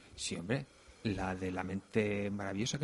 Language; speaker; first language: Spanish; native; Spanish